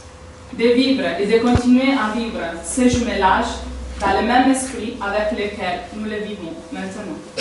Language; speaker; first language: French; non-native, fluent; Italian